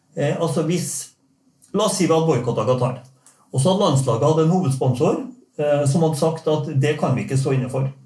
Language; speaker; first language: Norwegian; native; Norwegian